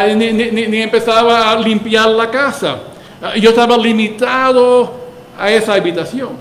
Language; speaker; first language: Spanish; early bilingual, heritage; Spanish